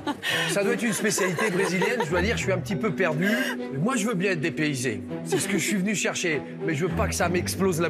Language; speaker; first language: French; native; French